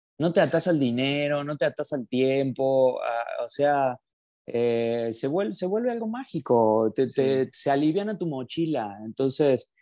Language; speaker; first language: Spanish; native; Spanish